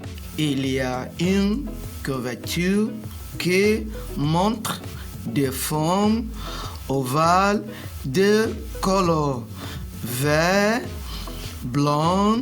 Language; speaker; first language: French; non-native, learner; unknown